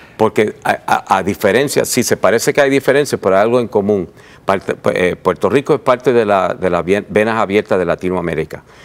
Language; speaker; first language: Spanish; early bilingual, heritage; Spanish